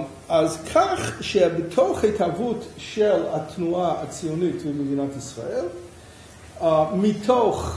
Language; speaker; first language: Hebrew; non-native, fluent; English